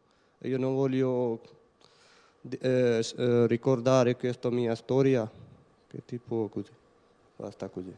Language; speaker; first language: Italian; non-native, learner; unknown